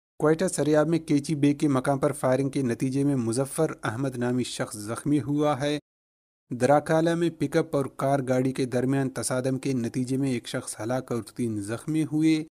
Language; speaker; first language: Urdu; non-native, local second language; Baluchi